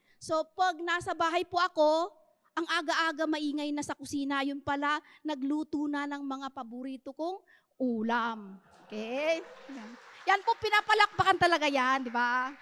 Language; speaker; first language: Filipino; native; Filipino